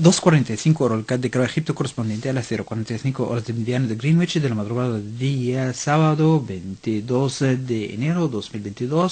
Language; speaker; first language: Spanish; non-native, fluent; Arabic